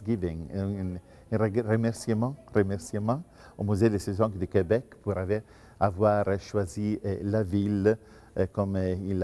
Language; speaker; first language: French; non-native, fluent; Italian